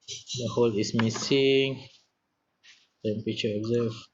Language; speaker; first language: English; non-native, local second language; Malay